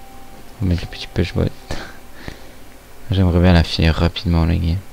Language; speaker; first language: French; native; French